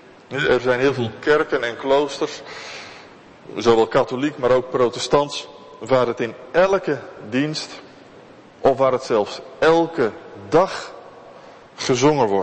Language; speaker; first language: Dutch; native; Dutch